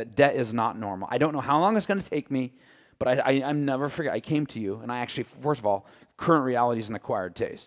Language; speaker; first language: English; native; English